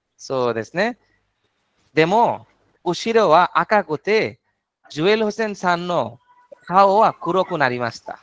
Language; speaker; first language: Japanese; non-native, fluent; Bangla